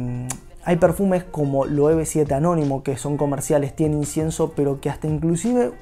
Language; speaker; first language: Spanish; native; Spanish